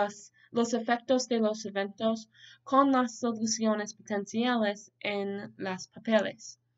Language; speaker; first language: Spanish; non-native, learner; English